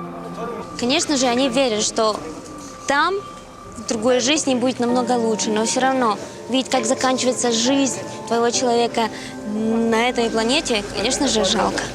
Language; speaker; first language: Russian; native; Russian